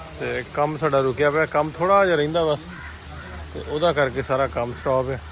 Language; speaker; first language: Punjabi; native; Punjabi